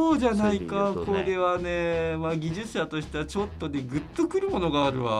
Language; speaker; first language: Japanese; native; Japanese